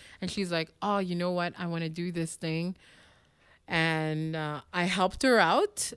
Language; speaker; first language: English; non-native, local second language; French